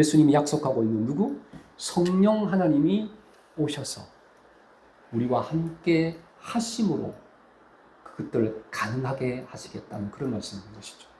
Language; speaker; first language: Korean; native; Korean